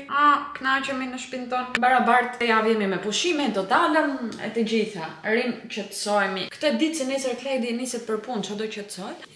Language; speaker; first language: Albanian; early bilingual, heritage; Albanian